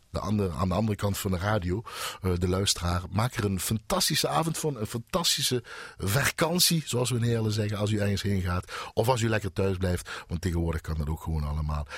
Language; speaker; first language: Dutch; native; Dutch